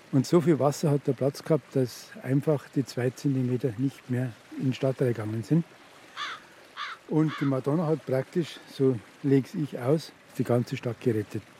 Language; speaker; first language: German; native; German